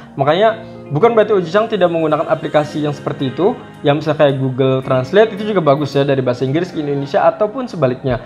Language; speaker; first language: Indonesian; native; Indonesian